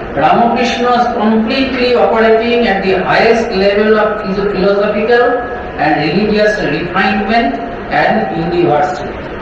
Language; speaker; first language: English; non-native, local second language; Bangla